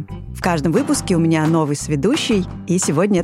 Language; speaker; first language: Russian; native; Russian